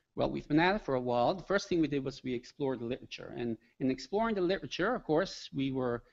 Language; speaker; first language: English; native; English